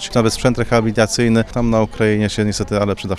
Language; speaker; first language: Polish; native; Polish